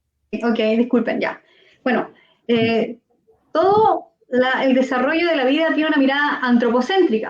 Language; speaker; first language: Spanish; native; Spanish